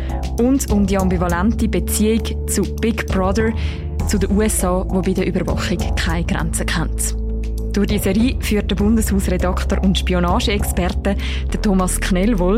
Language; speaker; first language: German; native; German